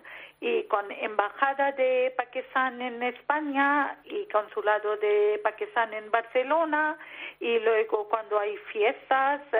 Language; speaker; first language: Spanish; non-native, learner; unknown